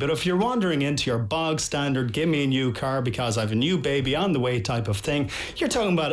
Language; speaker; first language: English; native; English